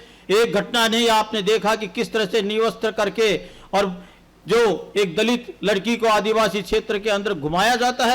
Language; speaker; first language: Hindi; native; Hindi